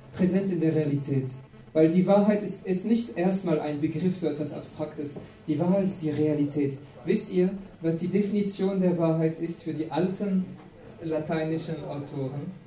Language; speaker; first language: German; non-native, fluent; French